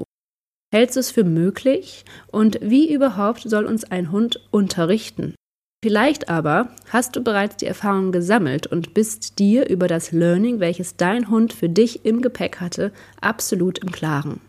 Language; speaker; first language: German; native; German